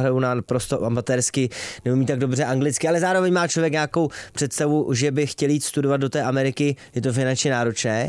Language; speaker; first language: Czech; native; Czech